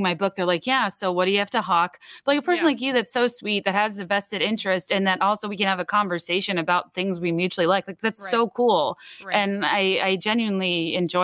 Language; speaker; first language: English; native; English